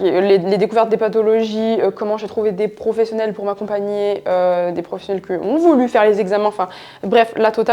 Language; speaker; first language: French; native; French